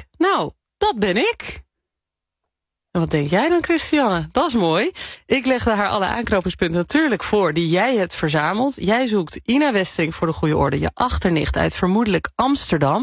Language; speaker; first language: Dutch; native; Dutch